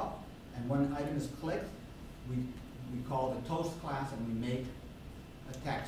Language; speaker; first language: English; non-native, fluent; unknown